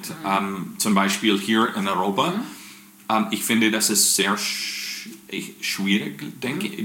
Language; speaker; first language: German; non-native, fluent; English